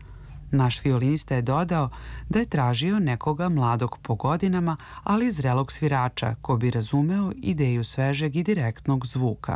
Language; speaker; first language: Serbian; native; Serbian